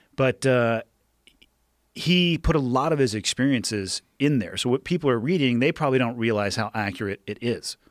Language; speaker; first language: English; native; English